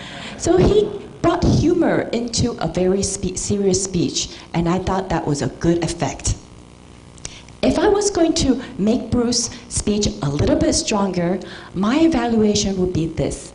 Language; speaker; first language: English; non-native, fluent; Chinese